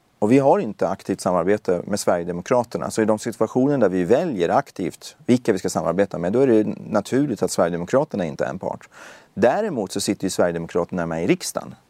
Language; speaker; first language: Swedish; early bilingual, other home language; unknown